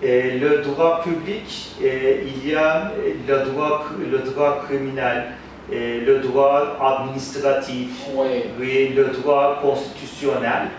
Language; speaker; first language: French; non-native, fluent; Turkish